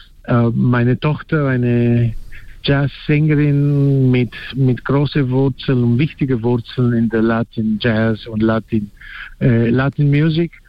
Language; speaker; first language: German; non-native, fluent; Spanish